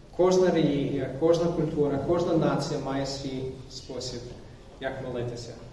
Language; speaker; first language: Ukrainian; non-native, fluent; English